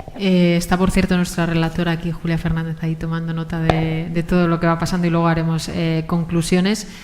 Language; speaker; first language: Spanish; native; Spanish